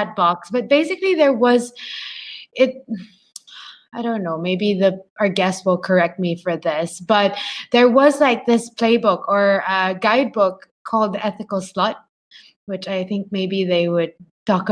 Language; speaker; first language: English; non-native, local second language; Filipino